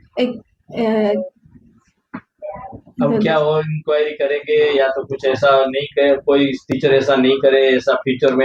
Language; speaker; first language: Hindi; non-native, local second language; Gujarati